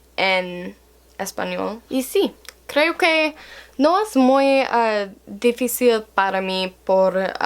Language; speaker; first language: Spanish; non-native, learner; English